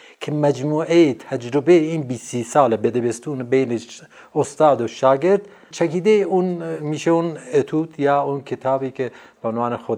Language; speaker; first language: Persian; non-native, local second language; Central Kurdish